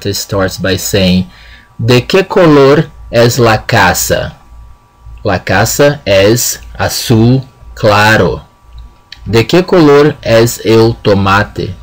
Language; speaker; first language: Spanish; non-native, fluent; Portuguese